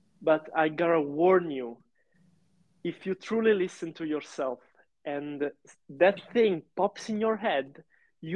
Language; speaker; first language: English; non-native, fluent; Italian